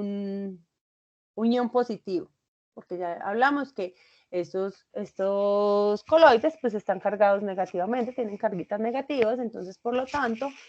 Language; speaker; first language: Spanish; native; Spanish